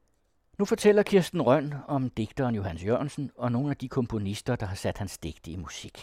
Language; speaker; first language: Danish; native; Danish